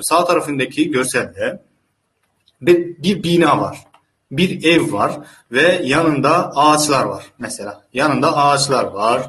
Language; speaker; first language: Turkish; non-native, fluent; Uzbek